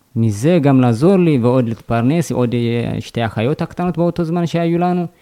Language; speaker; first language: Hebrew; non-native, fluent; Amharic